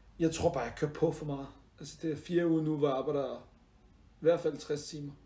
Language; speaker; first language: Danish; early bilingual, other home language; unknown